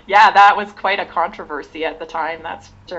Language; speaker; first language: English; native; English